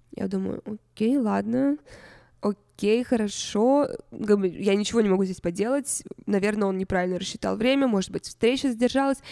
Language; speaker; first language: Russian; native; Russian